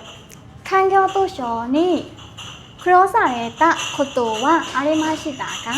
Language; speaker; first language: Japanese; non-native, learner; Burmese